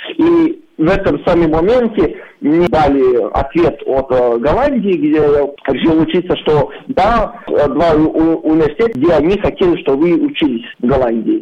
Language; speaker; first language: Russian; non-native, local second language; Latvian